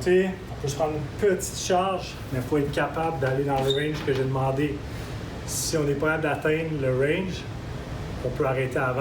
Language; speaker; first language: French; native; French